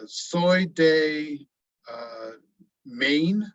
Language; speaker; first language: Spanish; non-native, learner; English